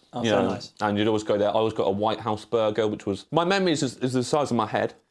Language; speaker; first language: English; native; English